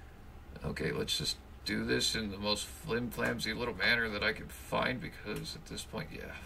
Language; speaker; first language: English; native; English